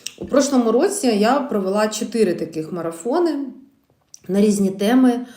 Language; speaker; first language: Ukrainian; non-native, local second language; Russian